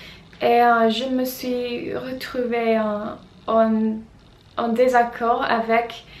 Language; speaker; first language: French; non-native, fluent; English